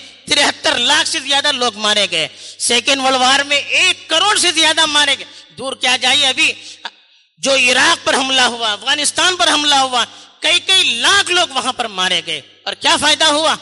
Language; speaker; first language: Urdu; native; Urdu